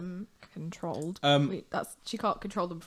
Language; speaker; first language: English; native; English